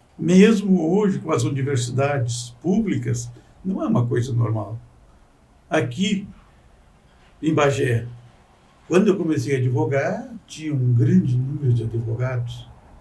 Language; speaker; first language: Portuguese; native; Portuguese